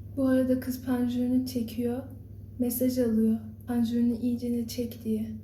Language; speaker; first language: Turkish; early bilingual, heritage; Turkish